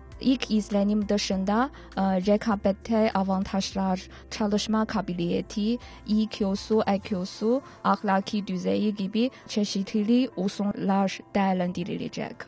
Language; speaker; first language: Turkish; non-native, learner; Chinese